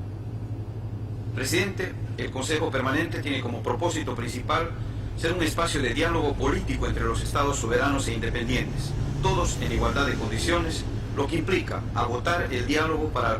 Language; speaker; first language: Spanish; native; Spanish